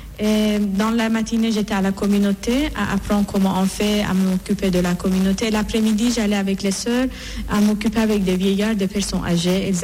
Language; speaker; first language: French; non-native, fluent; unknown